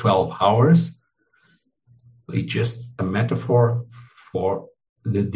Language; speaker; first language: English; non-native, fluent; Portuguese